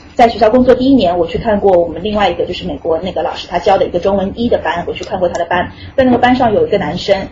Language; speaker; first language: Chinese; native; Chinese